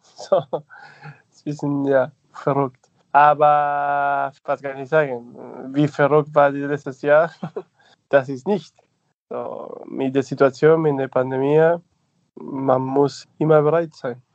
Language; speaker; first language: German; non-native, fluent; Spanish